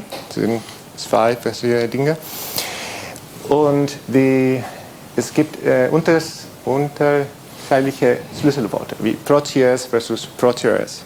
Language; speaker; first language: German; non-native, fluent; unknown